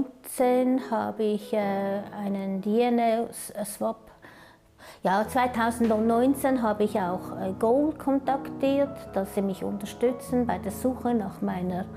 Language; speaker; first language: German; early bilingual, other home language; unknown